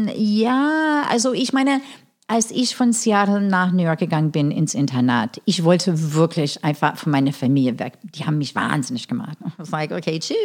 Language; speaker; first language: German; non-native, fluent; English